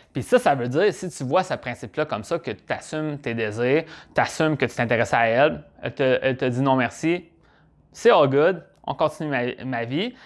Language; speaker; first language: French; native; French